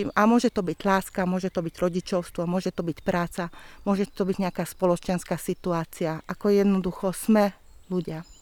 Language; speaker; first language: Slovak; non-native, local second language; Hungarian